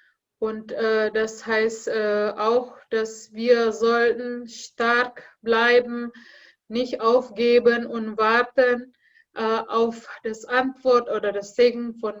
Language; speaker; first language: German; non-native, learner; Indonesian